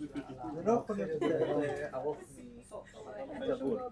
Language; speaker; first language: Hebrew; non-native, learner; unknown